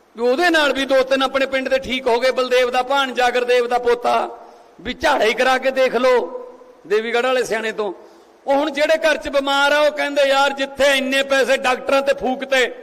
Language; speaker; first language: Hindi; non-native, local second language; Punjabi